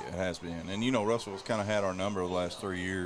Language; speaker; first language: English; native; English